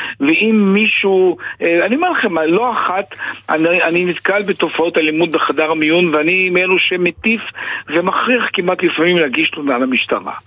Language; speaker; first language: Hebrew; native; Hebrew